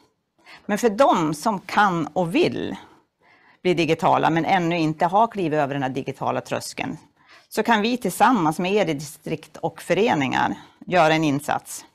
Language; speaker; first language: Swedish; native; Swedish